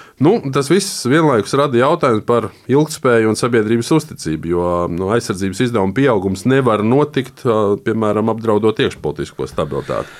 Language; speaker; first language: Latvian; native; Latvian